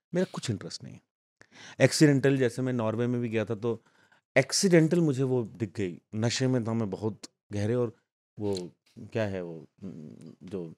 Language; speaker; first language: Hindi; native; Hindi